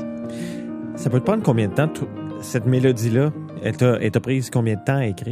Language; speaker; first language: French; native; French